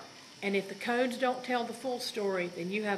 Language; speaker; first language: English; native; English